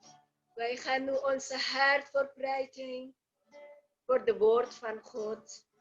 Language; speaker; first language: Dutch; non-native, learner; Indonesian